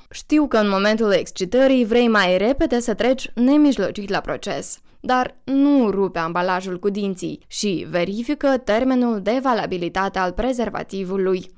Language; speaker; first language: Romanian; native; Romanian